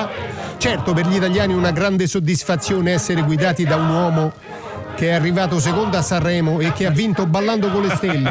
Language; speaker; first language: Italian; native; Italian